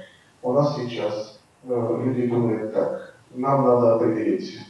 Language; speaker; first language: Russian; non-native, fluent; Bulgarian